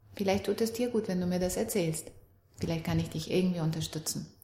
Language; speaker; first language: German; early bilingual, other home language; Romanian